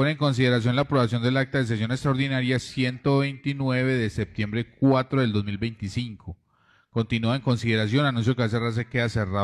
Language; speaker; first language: Spanish; native; Spanish